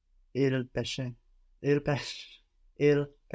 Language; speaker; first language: French; non-native, learner; English